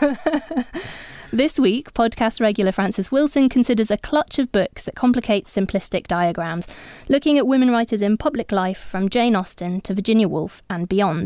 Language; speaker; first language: English; native; English